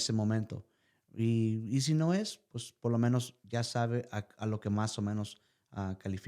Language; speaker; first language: Spanish; early bilingual, heritage; Spanish